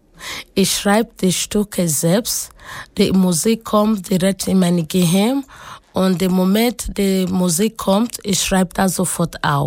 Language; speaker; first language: German; non-native, learner; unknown